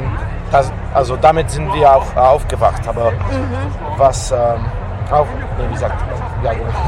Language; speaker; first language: German; non-native, fluent; Italian